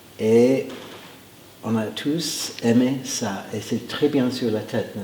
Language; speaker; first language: French; non-native, fluent; English